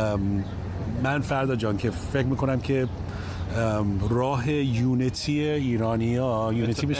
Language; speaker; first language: Persian; early bilingual, heritage; English